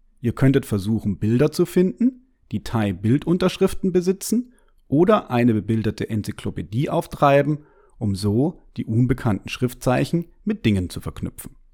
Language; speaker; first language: German; native; German